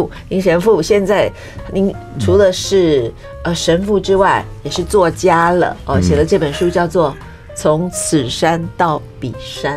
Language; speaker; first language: Chinese; native; Chinese